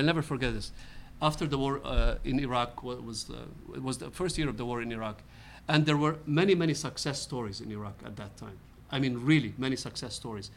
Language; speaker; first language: English; non-native, fluent; Arabic